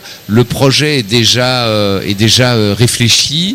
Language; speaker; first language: French; native; French